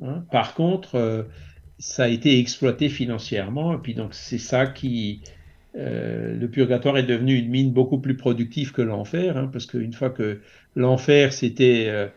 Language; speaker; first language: French; native; French